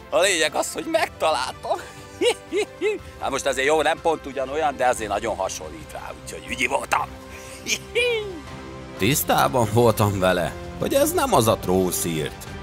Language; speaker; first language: Hungarian; native; Hungarian